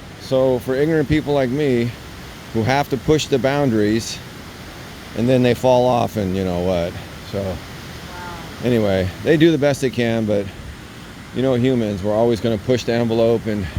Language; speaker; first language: English; native; English